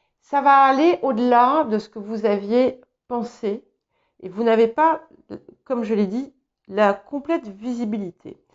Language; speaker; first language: French; early bilingual, other home language; English